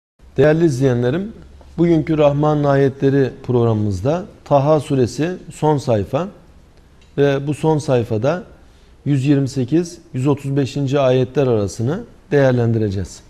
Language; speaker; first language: Turkish; native; Turkish